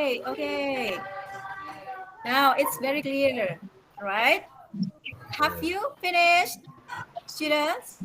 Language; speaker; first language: English; non-native, fluent; Indonesian